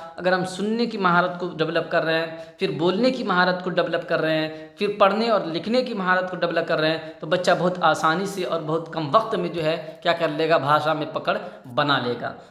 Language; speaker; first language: Urdu; native; Urdu